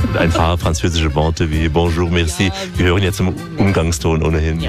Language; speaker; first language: German; native; German